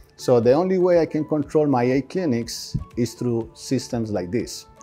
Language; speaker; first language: English; non-native, fluent; Spanish